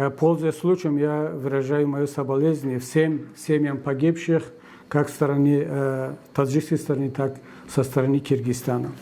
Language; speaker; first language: Russian; non-native, local second language; Tajik